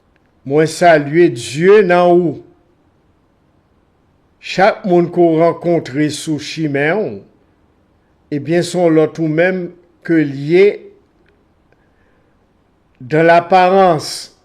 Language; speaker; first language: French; non-native, local second language; Haitian Creole